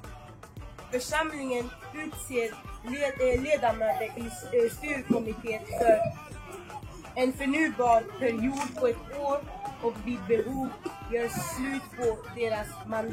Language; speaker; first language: Swedish; non-native, fluent; Lingala